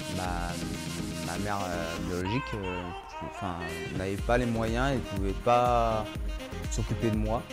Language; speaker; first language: French; early bilingual, other home language; Latvian